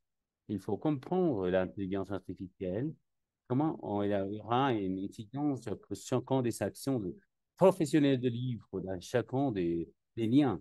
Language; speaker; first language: French; non-native, learner; Spanish